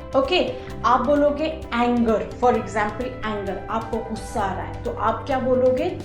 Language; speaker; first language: Hindi; native; Hindi